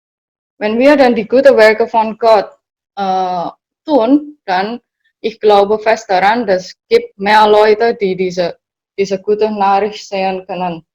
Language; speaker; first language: German; non-native, learner; Indonesian